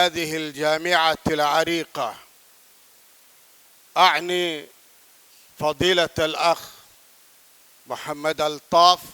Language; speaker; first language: Arabic; non-native, fluent; Urdu